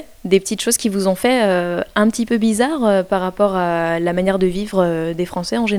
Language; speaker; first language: French; native; French